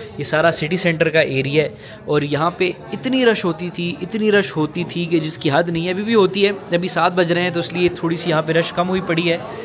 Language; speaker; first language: Hindi; non-native, local second language; Punjabi